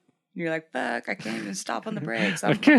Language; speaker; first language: English; native; English